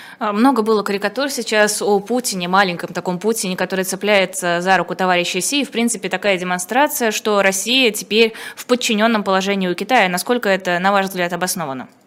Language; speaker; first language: Russian; native; Russian